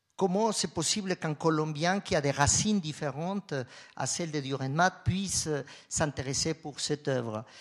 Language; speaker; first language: French; non-native, fluent; Spanish